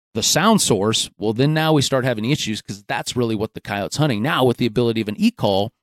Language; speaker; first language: English; native; English